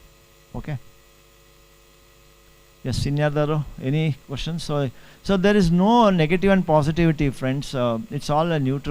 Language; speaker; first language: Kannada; native; Kannada